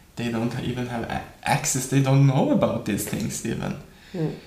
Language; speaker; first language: English; non-native, fluent; Norwegian